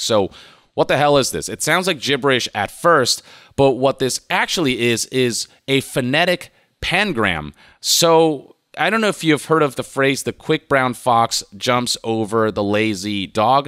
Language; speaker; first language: English; native; English